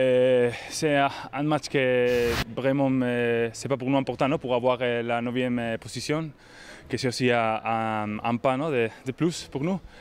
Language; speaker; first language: French; non-native, learner; Spanish